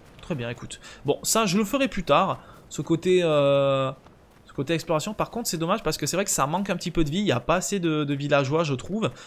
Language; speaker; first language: French; native; French